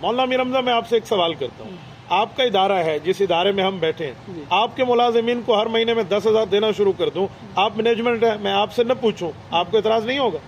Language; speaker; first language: Urdu; non-native, local second language; Saraiki